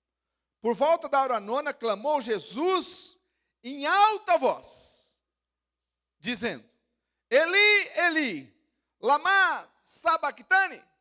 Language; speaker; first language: Portuguese; native; Portuguese